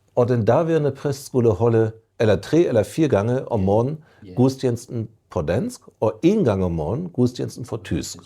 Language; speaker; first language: Danish; non-native, fluent; German